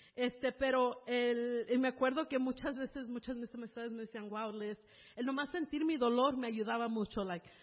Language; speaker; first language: Spanish; early bilingual, heritage; Spanish